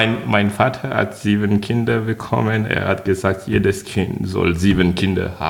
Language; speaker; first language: German; non-native, fluent; French